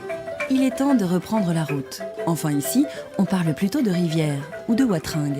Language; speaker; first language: French; native; French